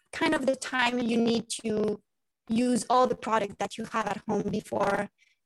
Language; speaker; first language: English; non-native, fluent; French